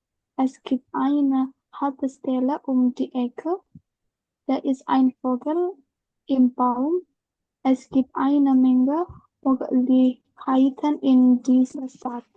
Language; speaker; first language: German; non-native, learner; Indonesian